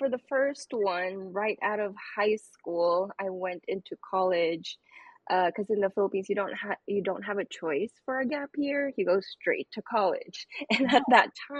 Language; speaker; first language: English; non-native, local second language; Filipino